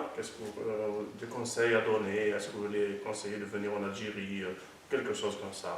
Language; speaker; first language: French; non-native, local second language; Arabic